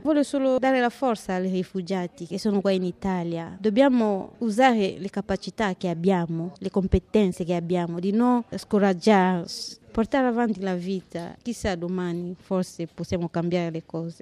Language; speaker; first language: Italian; non-native, fluent; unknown